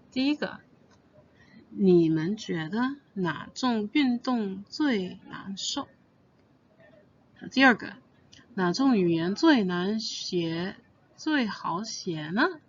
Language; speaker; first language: Chinese; non-native, fluent; English